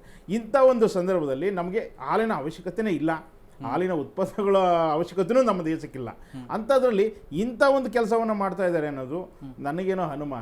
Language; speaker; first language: Kannada; native; Kannada